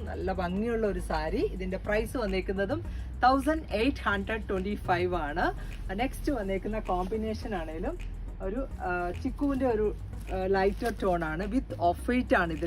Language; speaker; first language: Malayalam; native; Malayalam